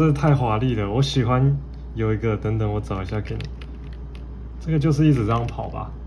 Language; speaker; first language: Chinese; native; Chinese